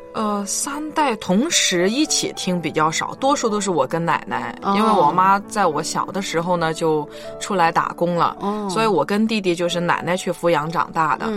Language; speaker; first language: Chinese; native; Chinese